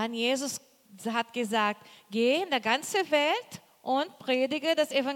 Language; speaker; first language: German; non-native, fluent; Portuguese